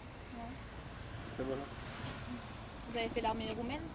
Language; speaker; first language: French; native; French